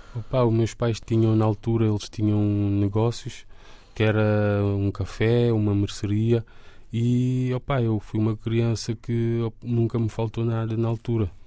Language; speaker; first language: Portuguese; native; Portuguese